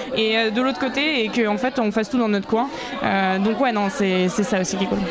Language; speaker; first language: French; native; French